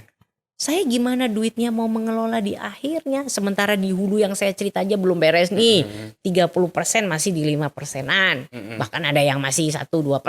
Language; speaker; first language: Indonesian; native; Indonesian